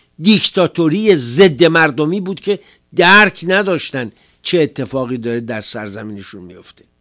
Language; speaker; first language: Persian; native; Persian